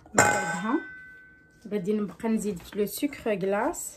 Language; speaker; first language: Arabic; native; Arabic